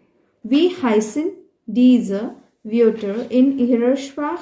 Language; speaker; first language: German; non-native, fluent; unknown